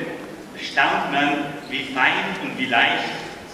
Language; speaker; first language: German; native; German